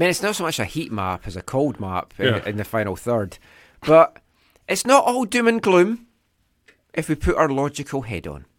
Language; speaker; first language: English; native; English